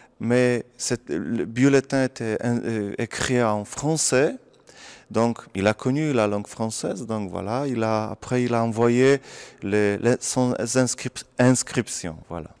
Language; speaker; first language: French; non-native, fluent; Polish